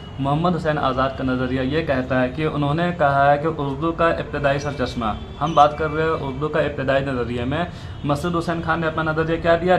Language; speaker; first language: Urdu; native; Urdu